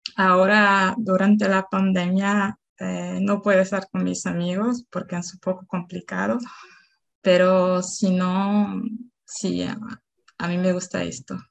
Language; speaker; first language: Spanish; non-native, fluent; Portuguese